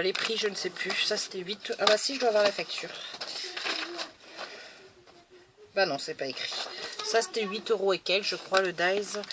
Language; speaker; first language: French; native; French